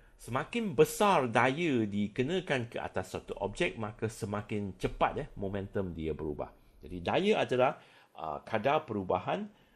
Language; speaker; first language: Malay; non-native, local second language; Chinese